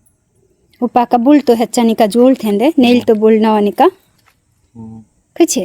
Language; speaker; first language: Korean; non-native, learner; Bangla